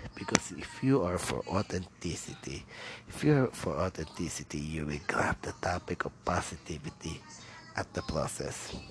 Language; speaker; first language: English; non-native, local second language; Filipino